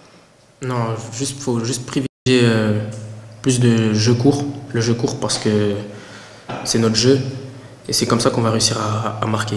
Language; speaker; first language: French; early bilingual, other home language; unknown